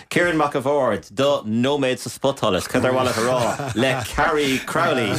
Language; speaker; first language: Irish; native; Irish